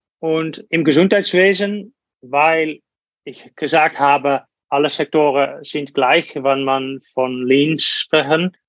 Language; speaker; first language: German; non-native, learner; Dutch